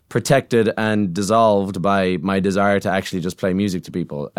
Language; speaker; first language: English; native; English